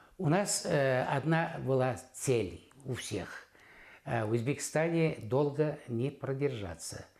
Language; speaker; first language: Russian; non-native, local second language; Bashkir